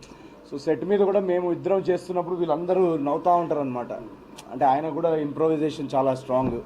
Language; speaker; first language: Telugu; native; Telugu